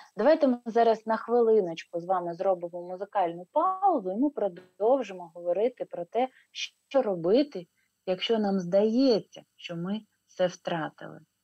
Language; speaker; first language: Ukrainian; non-native, local second language; Russian